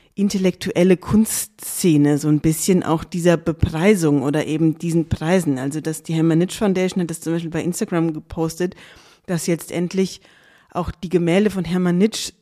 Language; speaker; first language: German; native; German